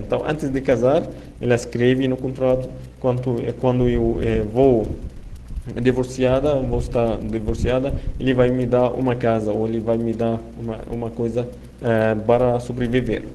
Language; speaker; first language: Portuguese; non-native, fluent; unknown